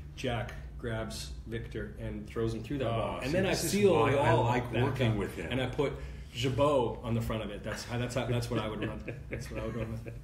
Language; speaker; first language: English; native; English